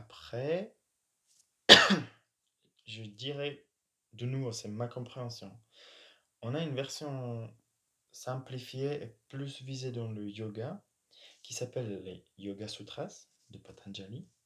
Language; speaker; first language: French; non-native, fluent; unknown